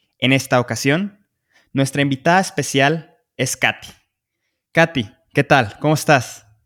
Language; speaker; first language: Spanish; native; Spanish